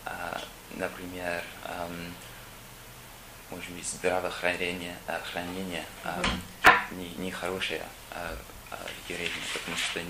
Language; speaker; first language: Russian; non-native, learner; English